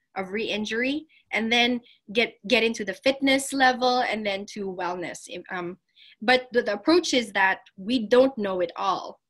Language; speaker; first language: English; non-native, local second language; Filipino